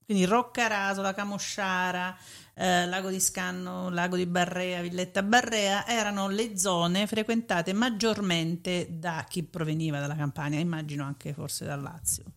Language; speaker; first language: Italian; native; Italian